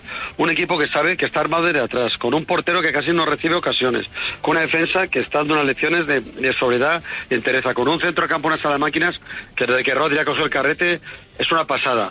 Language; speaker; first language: Spanish; native; Spanish